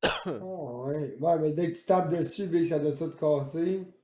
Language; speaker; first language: French; native; French